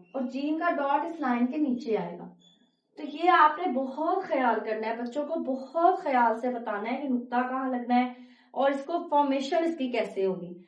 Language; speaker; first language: Urdu; native; Urdu